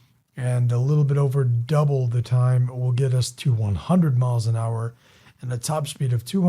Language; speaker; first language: English; native; English